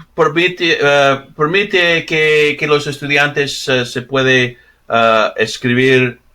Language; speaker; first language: Spanish; early bilingual, other home language; English